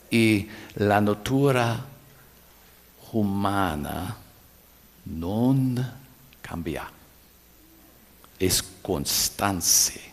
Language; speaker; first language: Spanish; non-native, learner; English